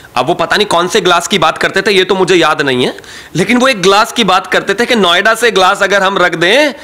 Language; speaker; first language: Hindi; native; Hindi